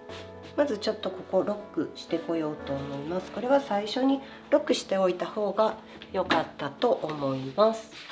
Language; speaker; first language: Japanese; native; Japanese